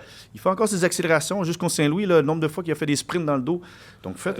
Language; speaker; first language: French; native; French